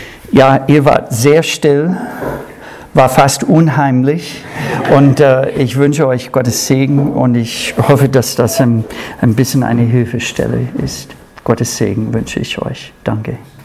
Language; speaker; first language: German; non-native, fluent; English